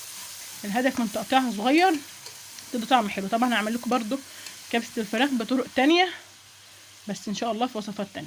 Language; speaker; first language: Arabic; native; Arabic